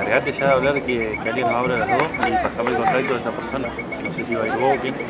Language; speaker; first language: Spanish; native; Spanish